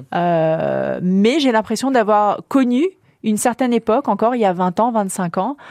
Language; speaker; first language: French; native; French